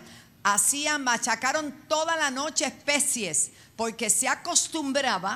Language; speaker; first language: Spanish; native; Spanish